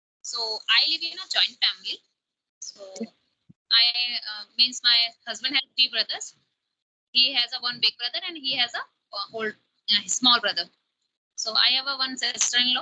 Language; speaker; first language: English; non-native, local second language; Hindi